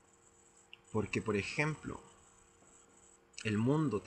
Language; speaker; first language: Spanish; native; Spanish